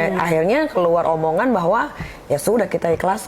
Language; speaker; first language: Indonesian; native; Indonesian